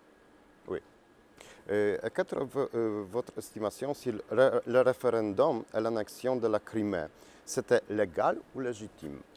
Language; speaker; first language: French; non-native, learner; Polish